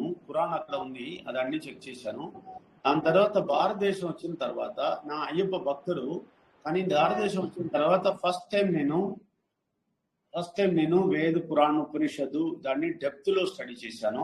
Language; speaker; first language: Telugu; non-native, learner; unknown